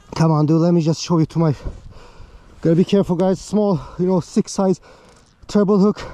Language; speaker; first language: English; non-native, fluent; Swedish